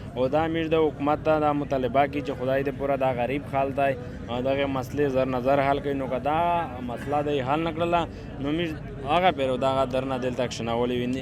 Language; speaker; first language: Pashto; native; Pashto